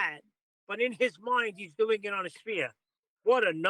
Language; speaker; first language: English; native; English